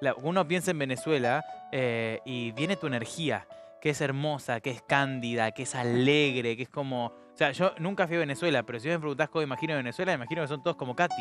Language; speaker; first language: Spanish; native; Spanish